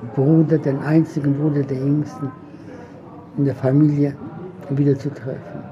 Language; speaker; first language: German; non-native, fluent; Polish